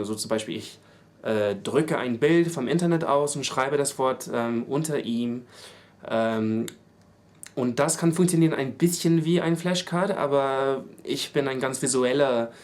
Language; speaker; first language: German; non-native, fluent; English